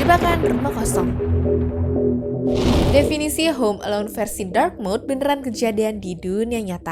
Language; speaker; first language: Indonesian; native; Indonesian